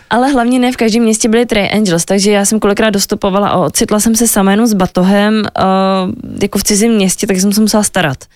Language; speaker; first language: Czech; native; Czech